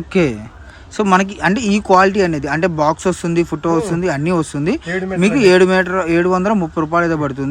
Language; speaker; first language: Telugu; native; Telugu